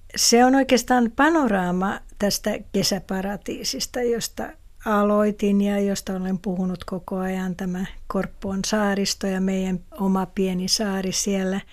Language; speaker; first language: Finnish; non-native, local second language; Swedish